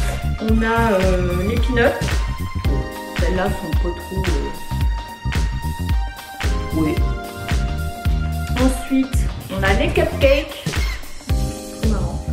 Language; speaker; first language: French; native; French